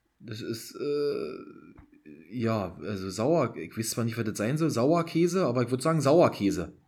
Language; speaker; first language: German; native; German